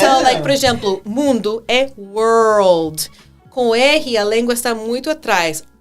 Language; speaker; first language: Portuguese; non-native, fluent; English